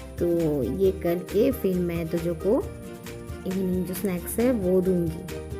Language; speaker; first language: Hindi; non-native, local second language; Bangla